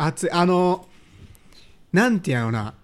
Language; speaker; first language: Japanese; native; Japanese